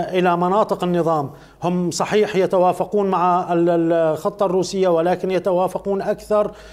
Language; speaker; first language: Arabic; native; Arabic